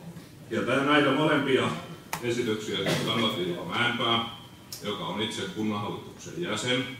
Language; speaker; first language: Finnish; native; Finnish